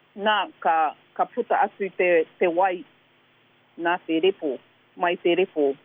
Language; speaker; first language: Māori; native; Māori